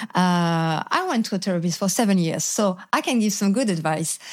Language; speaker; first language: English; non-native, fluent; French